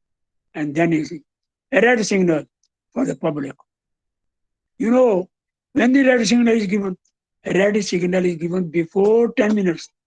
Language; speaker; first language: English; non-native, local second language; Hindi